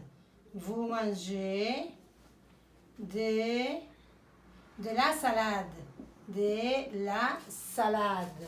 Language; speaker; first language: French; non-native, fluent; Spanish